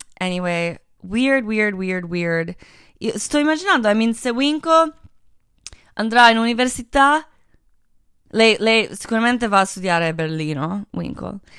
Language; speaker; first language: Italian; early bilingual, heritage; Italian